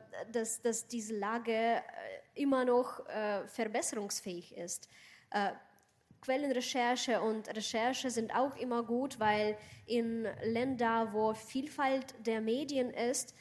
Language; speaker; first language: German; non-native, fluent; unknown